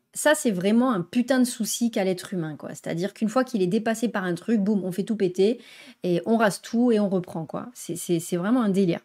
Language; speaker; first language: French; native; French